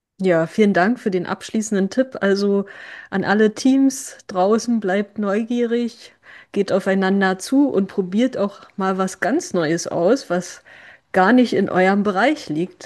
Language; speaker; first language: German; native; German